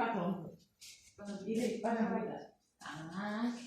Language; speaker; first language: Russian; non-native, learner; Czech